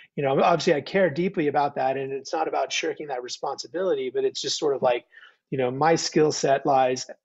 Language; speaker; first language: English; native; English